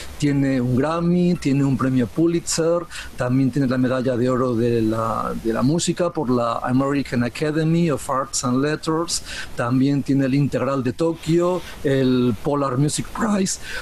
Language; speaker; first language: Spanish; native; Spanish